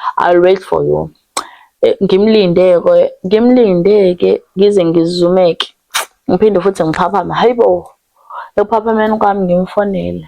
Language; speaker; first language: Zulu; native; Zulu